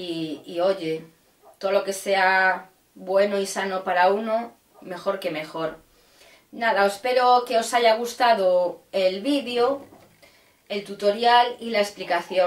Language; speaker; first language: Spanish; native; Spanish